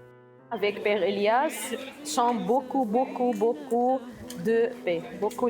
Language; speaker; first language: French; non-native, learner; Arabic